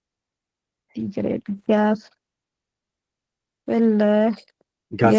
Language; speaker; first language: French; non-native, learner; Punjabi